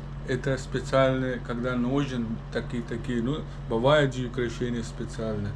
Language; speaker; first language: Russian; non-native, learner; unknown